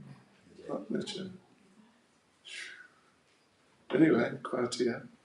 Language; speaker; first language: Russian; non-native, learner; English